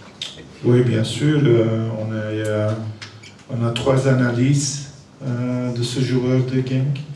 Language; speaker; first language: French; non-native, learner; Dutch